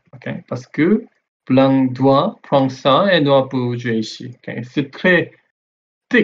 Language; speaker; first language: French; non-native, learner; Korean